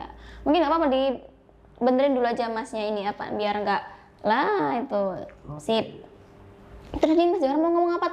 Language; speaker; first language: Indonesian; native; Indonesian